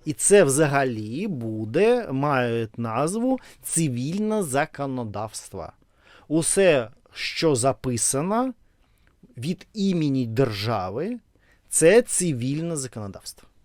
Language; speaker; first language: Ukrainian; non-native, learner; Russian